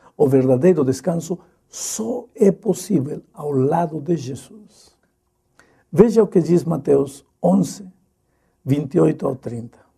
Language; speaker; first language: Portuguese; non-native, fluent; Spanish